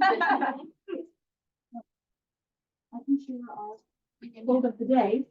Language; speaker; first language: English; native; English